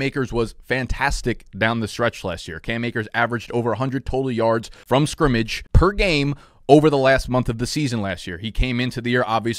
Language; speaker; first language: English; native; English